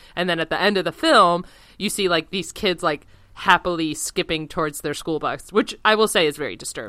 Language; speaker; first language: English; native; English